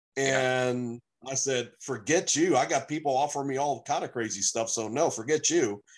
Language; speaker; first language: English; native; English